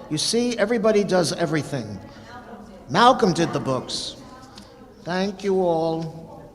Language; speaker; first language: English; native; English